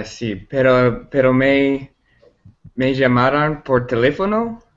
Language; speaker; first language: Spanish; non-native, learner; English